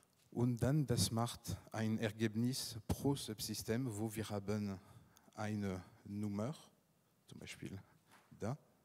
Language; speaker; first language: German; non-native, fluent; French